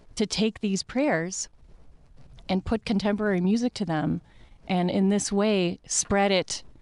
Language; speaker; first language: English; early bilingual, other home language; Italian